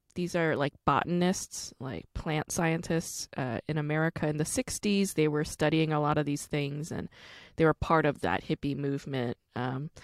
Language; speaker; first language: English; non-native, fluent; Korean